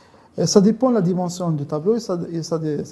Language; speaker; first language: French; non-native, local second language; Arabic